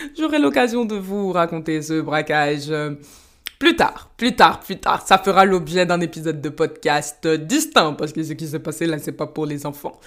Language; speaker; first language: French; early bilingual, other home language; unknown